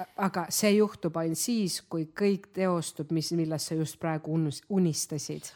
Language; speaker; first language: Estonian; non-native, local second language; Russian